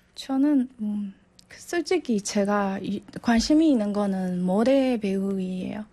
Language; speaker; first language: Korean; non-native, learner; Burmese